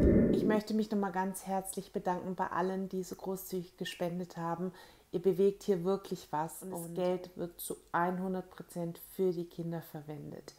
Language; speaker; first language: German; native; German